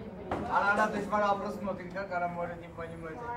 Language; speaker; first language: Russian; native; Russian